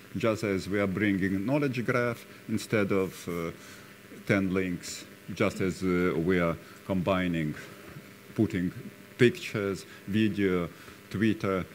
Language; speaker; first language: English; non-native, fluent; Russian